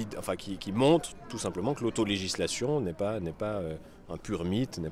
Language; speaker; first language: French; native; French